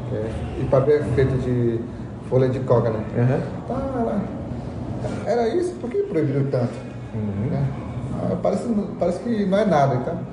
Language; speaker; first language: Portuguese; non-native, local second language; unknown